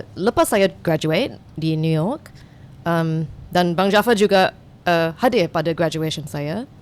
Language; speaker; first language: Malay; non-native, local second language; English